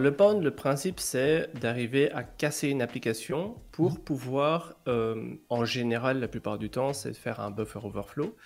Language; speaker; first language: French; native; French